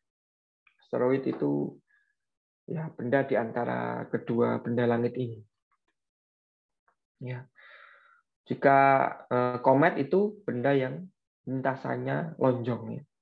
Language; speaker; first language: Indonesian; native; Indonesian